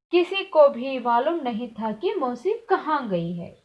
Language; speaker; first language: Hindi; non-native, local second language; Kannada